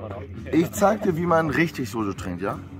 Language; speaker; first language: German; non-native, fluent; Korean